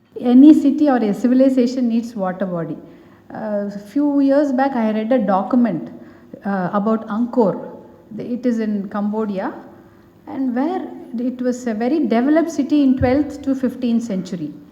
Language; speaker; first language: English; non-native, local second language; Tamil